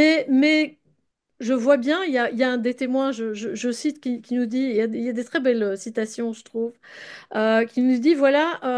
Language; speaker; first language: French; native; French